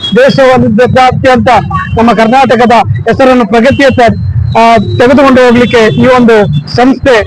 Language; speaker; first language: Kannada; non-native, local second language; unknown